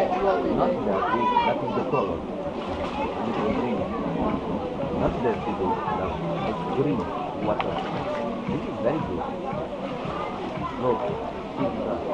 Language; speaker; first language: English; non-native, learner; Romanian